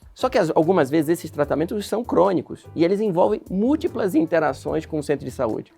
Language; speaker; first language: Portuguese; native; Portuguese